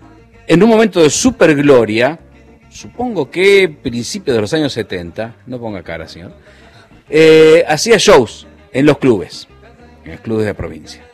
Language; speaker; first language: Spanish; native; Spanish